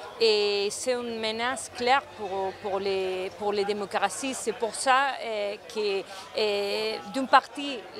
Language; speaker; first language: French; non-native, fluent; Spanish